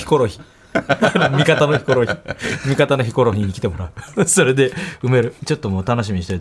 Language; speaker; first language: Japanese; native; Japanese